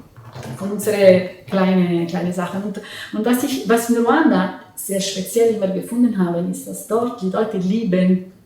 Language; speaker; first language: German; non-native, fluent; Italian